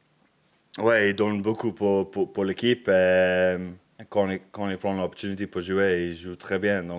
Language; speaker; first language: French; non-native, learner; English